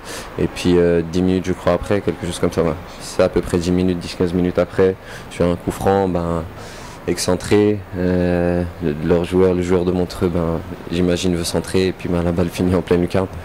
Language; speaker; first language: French; native; French